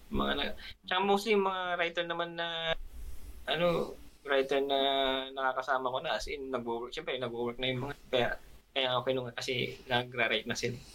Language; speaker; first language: Filipino; non-native, local second language; Pangasinan